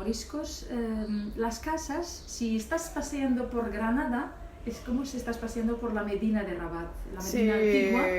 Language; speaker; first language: Spanish; non-native, local second language; Arabic